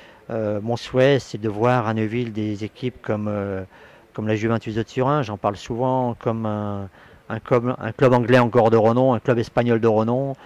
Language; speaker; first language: French; native; French